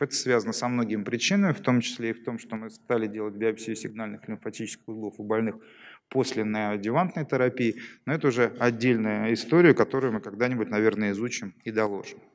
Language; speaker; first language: Russian; native; Russian